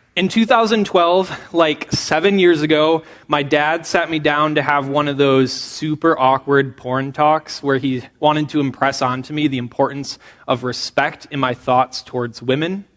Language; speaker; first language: English; native; English